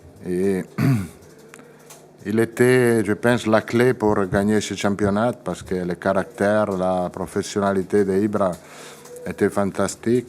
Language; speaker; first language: French; non-native, fluent; Italian